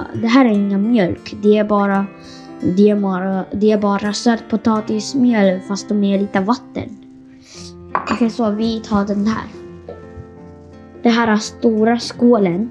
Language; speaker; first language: Swedish; non-native, fluent; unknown